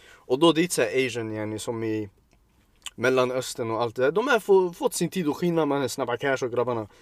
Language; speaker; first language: Swedish; early bilingual, other home language; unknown